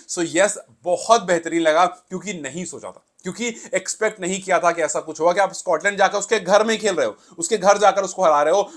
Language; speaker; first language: Hindi; native; Hindi